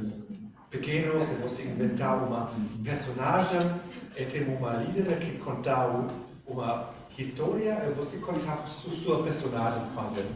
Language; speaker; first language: Portuguese; non-native, learner; German